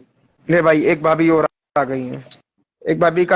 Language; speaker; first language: Hindi; native; Hindi